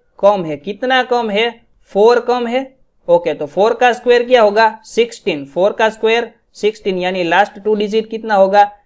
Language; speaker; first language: Hindi; non-native, local second language; Gujarati